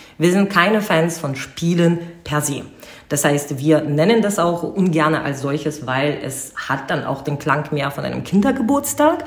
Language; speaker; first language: German; non-native, fluent; Russian